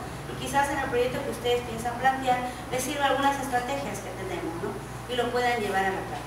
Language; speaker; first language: Spanish; native; Spanish